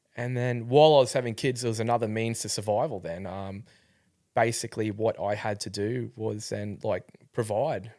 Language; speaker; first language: English; native; English